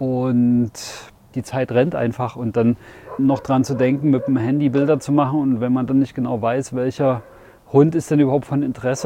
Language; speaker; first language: German; native; German